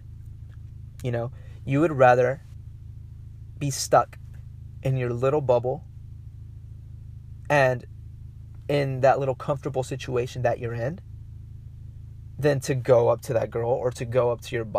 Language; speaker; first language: English; non-native, fluent; Spanish